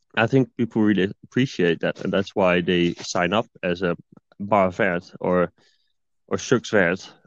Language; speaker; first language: English; non-native, fluent; Dutch